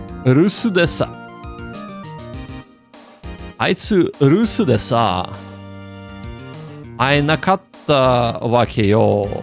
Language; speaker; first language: Japanese; non-native, learner; English